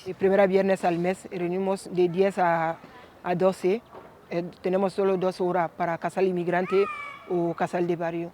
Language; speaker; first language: Spanish; non-native, learner; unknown